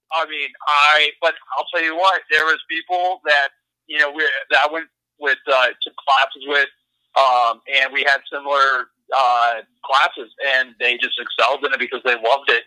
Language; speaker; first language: English; native; English